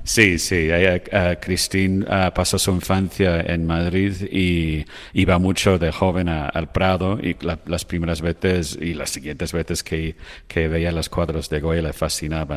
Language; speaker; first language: Spanish; non-native, fluent; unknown